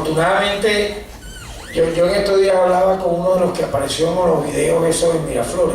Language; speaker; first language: Spanish; native; Spanish